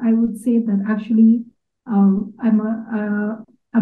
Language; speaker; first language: English; non-native, local second language; Kachhi